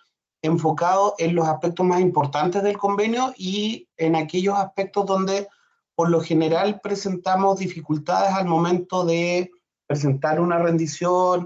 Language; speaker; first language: Spanish; native; Spanish